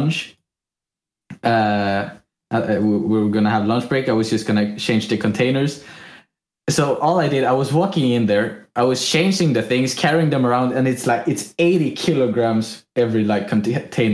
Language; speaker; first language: English; non-native, fluent; Swedish